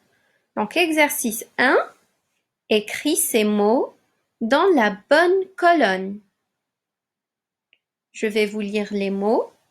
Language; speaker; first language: French; non-native, local second language; Arabic